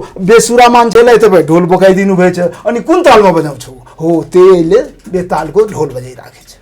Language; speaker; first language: Nepali; non-native, local second language; Maithili